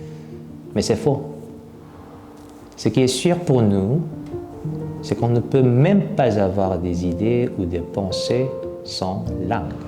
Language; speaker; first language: French; non-native, fluent; Korean